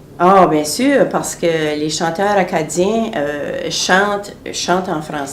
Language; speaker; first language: French; native; French